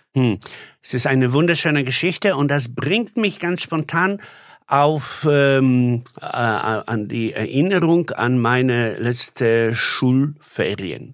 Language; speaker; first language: German; non-native, fluent; Polish